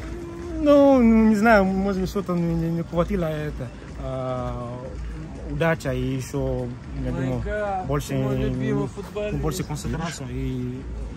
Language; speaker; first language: Russian; non-native, fluent; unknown